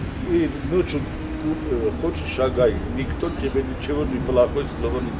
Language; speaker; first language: Russian; non-native, local second language; Armenian